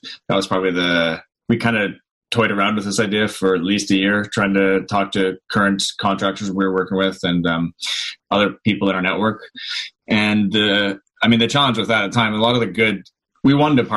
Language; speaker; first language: English; native; English